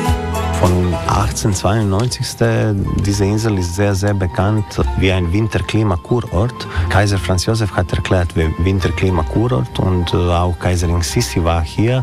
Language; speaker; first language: German; non-native, learner; Croatian